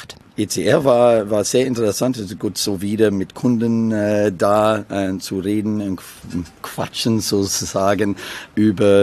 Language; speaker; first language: German; non-native, learner; English